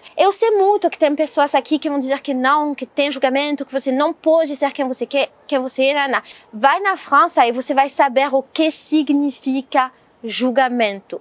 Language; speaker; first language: Portuguese; non-native, learner; French